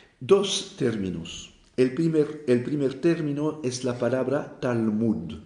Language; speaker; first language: Spanish; non-native, fluent; French